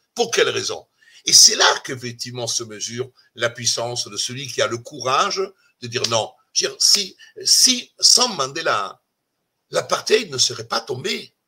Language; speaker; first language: French; non-native, fluent; Italian